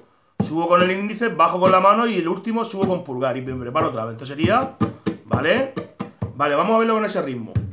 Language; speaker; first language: Spanish; native; Spanish